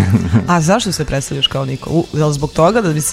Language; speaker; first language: Serbian; native; Serbian